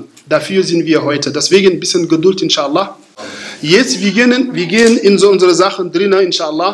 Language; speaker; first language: German; non-native, fluent; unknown